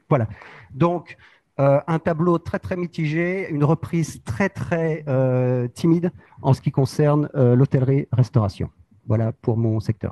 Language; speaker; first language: French; native; French